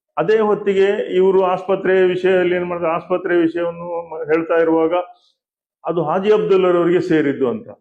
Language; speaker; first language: Kannada; native; Kannada